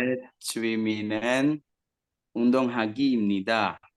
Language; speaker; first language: Korean; non-native, learner; Indonesian